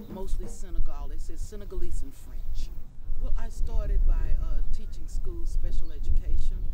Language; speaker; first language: English; native; English